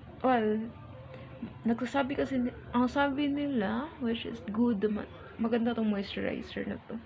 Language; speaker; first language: Filipino; non-native, local second language; Cebuano